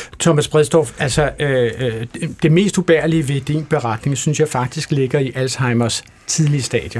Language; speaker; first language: Danish; native; Danish